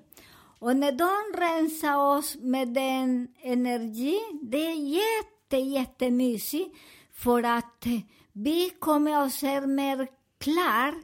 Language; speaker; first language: Swedish; non-native, learner; Spanish